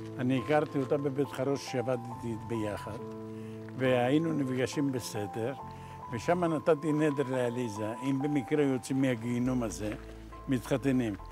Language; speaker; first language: Hebrew; non-native, fluent; Ladino